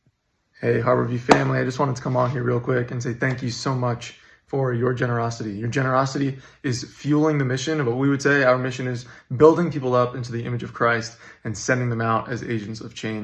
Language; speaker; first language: English; native; English